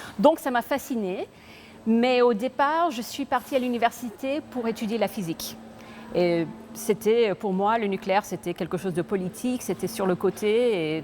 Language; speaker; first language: French; early bilingual, other home language; English